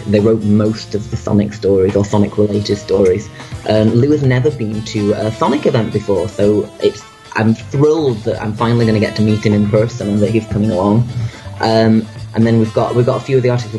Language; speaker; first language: English; native; English